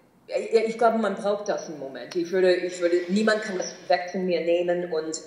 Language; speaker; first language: German; non-native, fluent; English